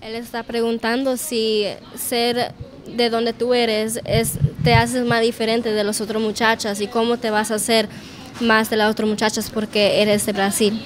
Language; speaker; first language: Spanish; early bilingual, heritage; Spanish